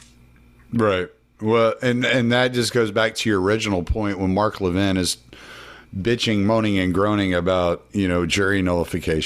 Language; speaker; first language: English; native; English